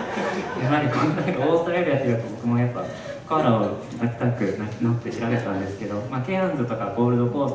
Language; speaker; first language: Japanese; native; Japanese